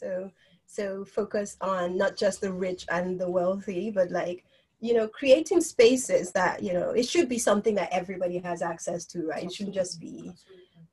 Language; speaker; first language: English; non-native, local second language; Yoruba